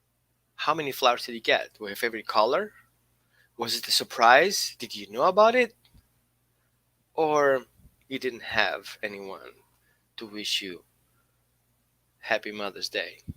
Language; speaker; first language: English; non-native, fluent; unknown